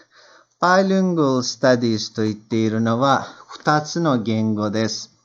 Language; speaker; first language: Japanese; non-native, fluent; Turkish